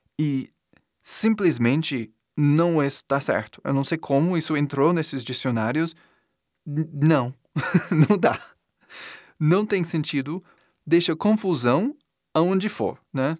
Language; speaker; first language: Portuguese; non-native, fluent; English